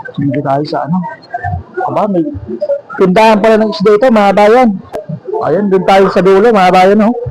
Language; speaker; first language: Filipino; non-native, local second language; Bikol